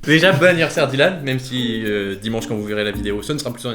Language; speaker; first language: French; native; French